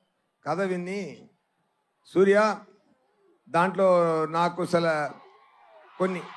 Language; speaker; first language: Telugu; non-native, fluent; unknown